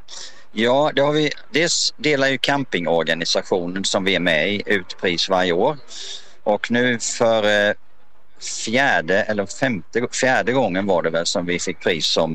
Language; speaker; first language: Swedish; native; Swedish